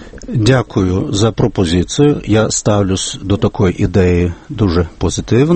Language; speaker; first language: Ukrainian; non-native, fluent; Lithuanian